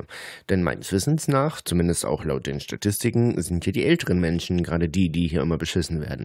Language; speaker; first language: German; native; German